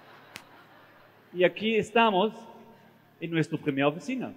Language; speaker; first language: Spanish; non-native, fluent; German